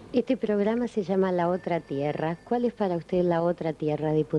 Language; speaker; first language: Spanish; native; Spanish